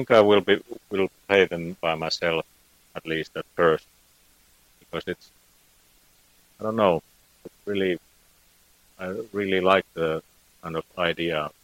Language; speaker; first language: English; non-native, fluent; Finnish